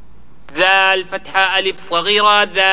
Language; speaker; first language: Arabic; non-native, learner; Filipino